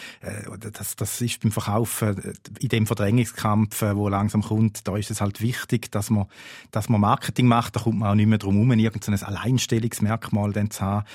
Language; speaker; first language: German; native; German